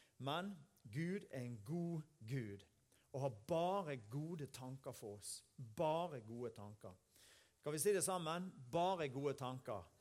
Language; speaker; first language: Norwegian; native; Norwegian